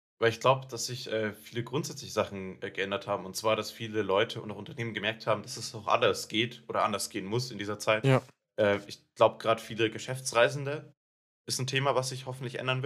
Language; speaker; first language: German; native; German